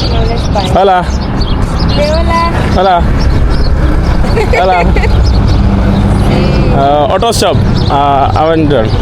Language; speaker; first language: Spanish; non-native, learner; Malayalam